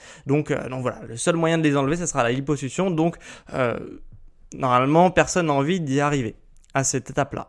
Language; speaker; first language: French; native; French